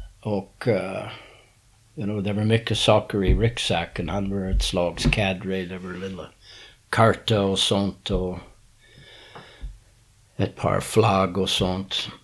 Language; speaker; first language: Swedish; non-native, learner; English